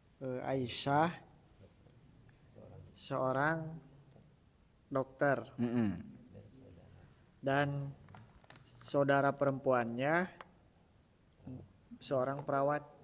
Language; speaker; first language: Indonesian; non-native, learner; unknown